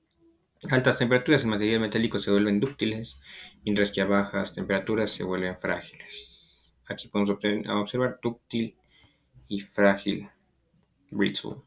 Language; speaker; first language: Spanish; native; Spanish